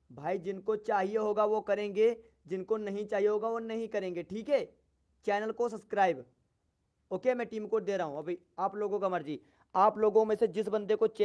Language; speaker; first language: Hindi; native; Hindi